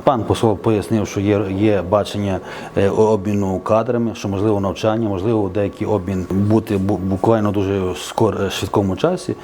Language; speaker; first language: Ukrainian; native; Ukrainian